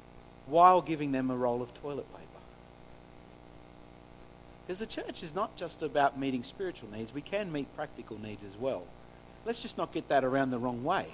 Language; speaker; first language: English; native; English